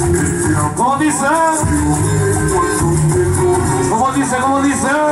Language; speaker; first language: Spanish; native; Spanish